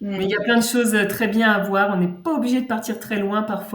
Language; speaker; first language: French; native; French